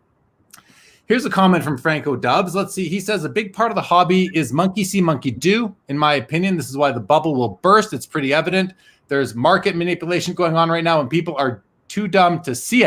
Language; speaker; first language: English; native; English